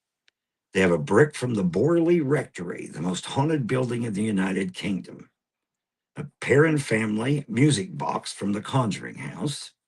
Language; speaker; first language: English; native; English